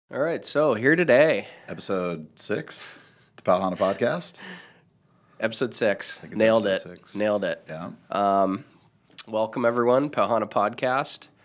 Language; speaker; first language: English; native; English